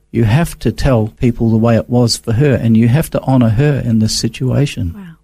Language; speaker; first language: English; native; English